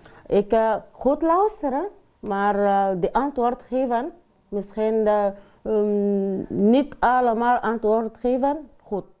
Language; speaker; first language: Dutch; non-native, learner; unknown